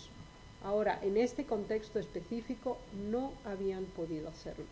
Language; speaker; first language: Spanish; native; Spanish